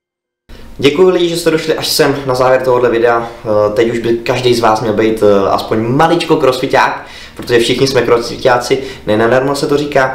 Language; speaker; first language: Czech; native; Czech